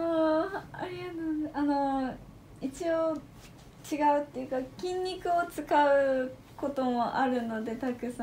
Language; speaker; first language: Japanese; early bilingual, other home language; Portuguese